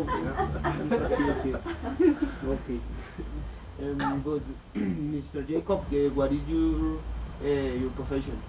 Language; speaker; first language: English; non-native, learner; Spanish